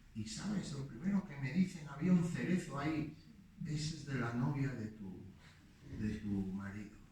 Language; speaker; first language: Spanish; native; Spanish